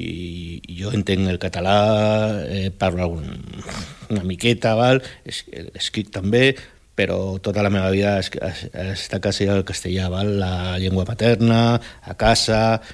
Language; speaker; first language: Catalan; early bilingual, other home language; Spanish